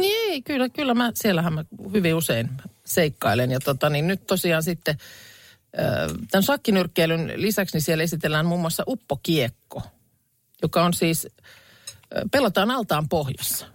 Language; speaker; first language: Finnish; native; Finnish